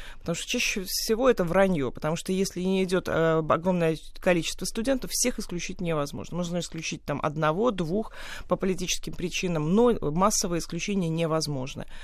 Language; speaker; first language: Russian; native; Russian